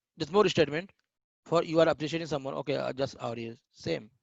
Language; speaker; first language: English; non-native, learner; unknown